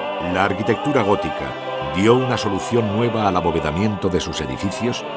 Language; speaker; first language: Spanish; native; Spanish